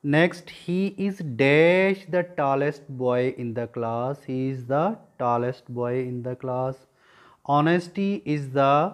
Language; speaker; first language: Hindi; non-native, local second language; Punjabi